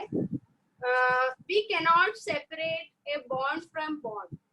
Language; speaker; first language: Hindi; non-native, local second language; Malayalam